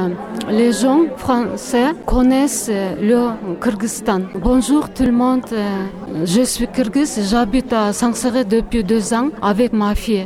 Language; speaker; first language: French; non-native, learner; Kyrgyz